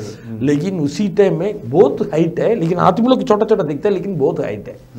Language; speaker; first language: Hindi; non-native, local second language; Tamil